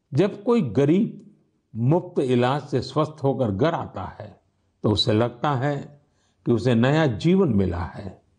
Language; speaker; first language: Hindi; non-native, local second language; Gujarati